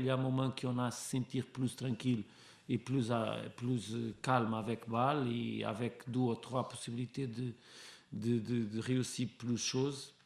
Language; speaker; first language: French; non-native, learner; Portuguese